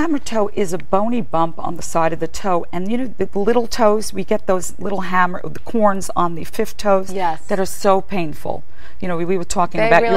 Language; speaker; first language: English; native; English